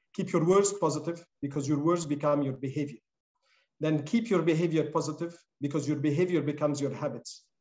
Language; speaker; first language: English; non-native, fluent; Arabic